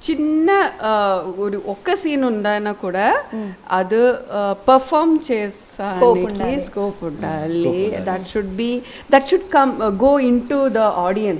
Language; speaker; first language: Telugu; non-native, learner; Malayalam